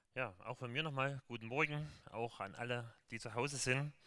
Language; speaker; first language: German; native; German